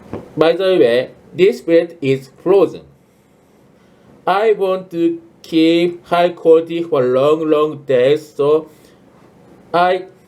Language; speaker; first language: English; non-native, learner; Japanese